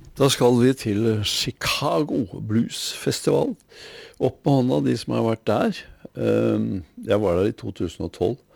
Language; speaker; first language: Norwegian; native; Norwegian